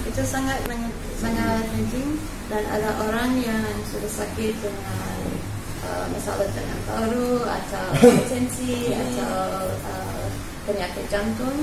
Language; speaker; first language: Indonesian; non-native, fluent; English